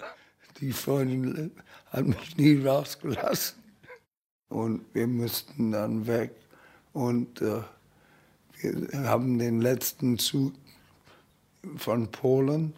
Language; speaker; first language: German; early bilingual, heritage; German